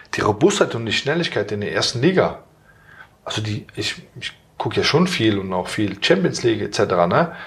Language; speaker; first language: German; native; German